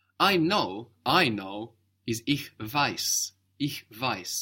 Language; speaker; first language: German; non-native, fluent; English